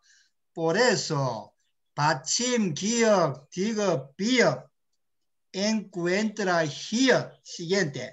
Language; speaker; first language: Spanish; non-native, learner; Korean